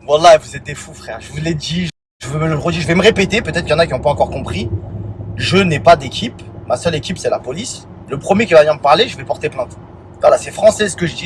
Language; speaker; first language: French; native; French